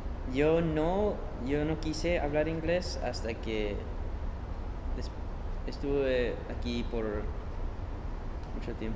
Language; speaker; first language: Spanish; early bilingual, heritage; Spanish